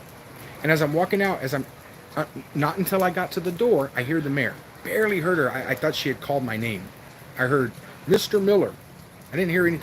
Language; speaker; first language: English; native; English